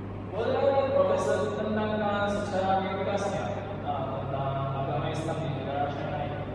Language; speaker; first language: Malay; non-native, local second language; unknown